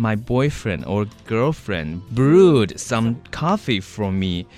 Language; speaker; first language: English; non-native, fluent; Chinese